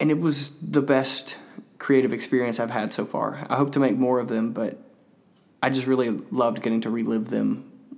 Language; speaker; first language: English; native; English